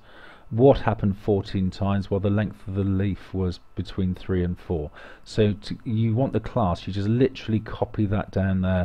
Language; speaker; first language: English; native; English